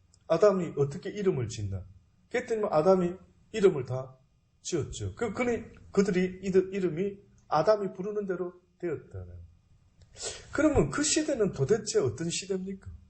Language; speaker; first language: Korean; native; Korean